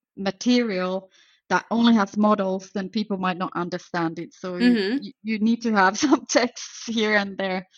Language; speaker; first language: English; non-native, fluent; Finnish